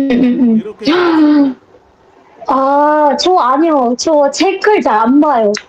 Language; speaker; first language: Korean; non-native, learner; Indonesian